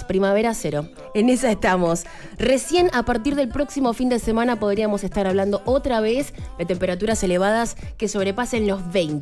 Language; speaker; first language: Spanish; native; Spanish